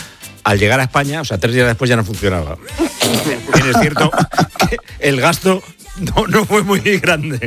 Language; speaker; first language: Spanish; native; Spanish